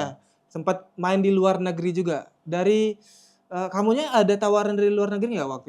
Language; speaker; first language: Indonesian; native; Indonesian